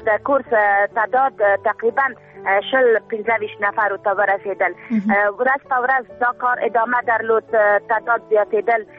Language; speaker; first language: Pashto; native; Pashto